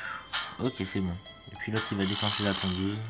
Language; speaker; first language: French; native; French